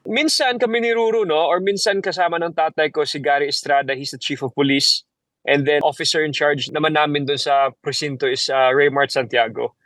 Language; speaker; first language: Filipino; non-native, local second language; Cebuano